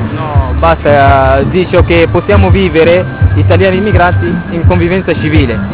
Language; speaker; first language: Italian; non-native, fluent; Arabic